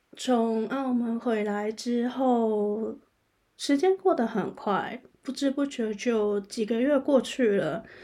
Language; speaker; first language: Chinese; non-native, local second language; Cantonese